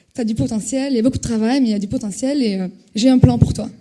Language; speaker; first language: French; native; French